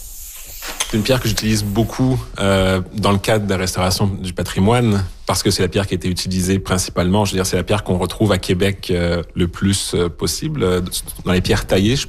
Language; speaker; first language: French; native; French